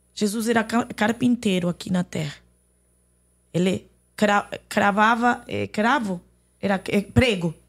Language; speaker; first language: Portuguese; non-native, fluent; Arabic